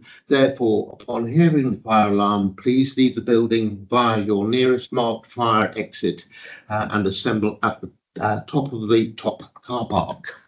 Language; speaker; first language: English; native; English